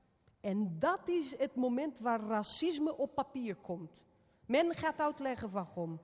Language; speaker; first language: Dutch; non-native, fluent; Portuguese